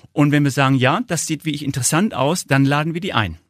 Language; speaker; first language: German; native; German